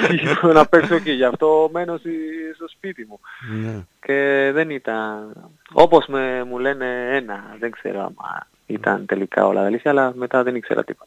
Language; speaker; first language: Greek; non-native, fluent; Spanish